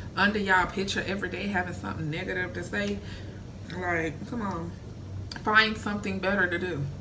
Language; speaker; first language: English; native; English